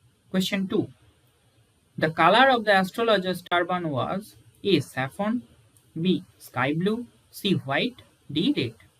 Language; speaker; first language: English; non-native, local second language; Bangla